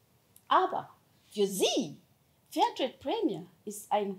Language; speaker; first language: German; non-native, fluent; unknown